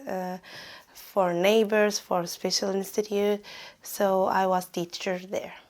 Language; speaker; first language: English; non-native, fluent; Arabic